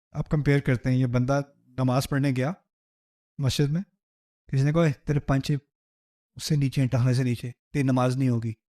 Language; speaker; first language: Urdu; early bilingual, heritage; Urdu